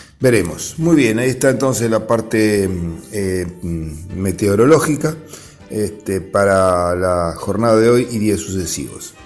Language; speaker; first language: Spanish; native; Spanish